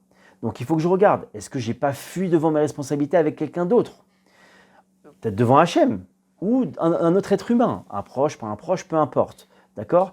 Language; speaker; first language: French; native; French